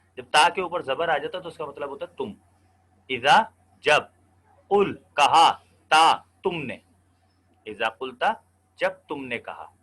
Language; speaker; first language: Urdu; native; Urdu